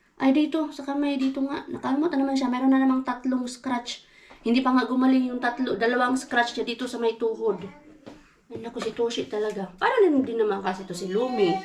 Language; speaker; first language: Filipino; non-native, local second language; Cebuano